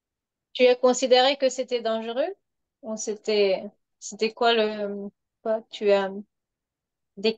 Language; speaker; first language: French; non-native, fluent; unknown